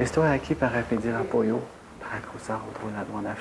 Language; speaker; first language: Spanish; non-native, learner; French